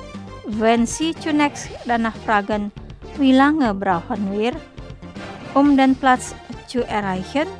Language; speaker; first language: German; non-native, fluent; Indonesian